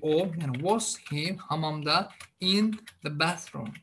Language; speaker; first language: English; non-native, fluent; Azerbaijani